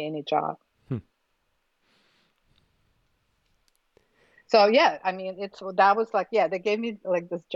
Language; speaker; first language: English; non-native, fluent; Russian